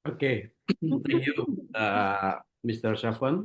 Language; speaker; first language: English; non-native, learner; Indonesian